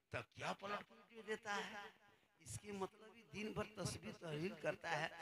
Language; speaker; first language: Hindi; native; Hindi